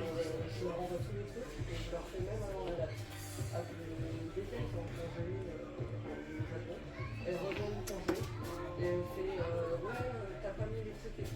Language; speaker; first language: French; native; French